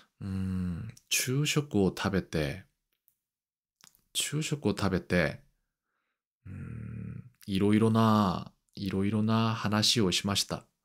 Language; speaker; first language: Japanese; non-native, learner; Korean